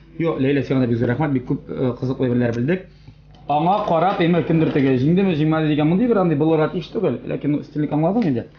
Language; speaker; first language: Tatar; native; Tatar